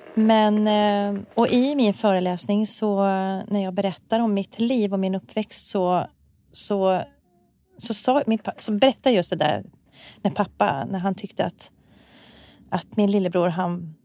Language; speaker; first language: Swedish; native; Swedish